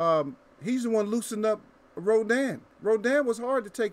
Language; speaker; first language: English; native; English